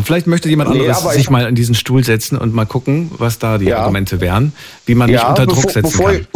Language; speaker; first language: German; native; German